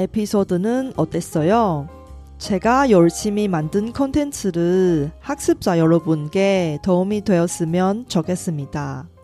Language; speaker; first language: Korean; non-native, fluent; Chinese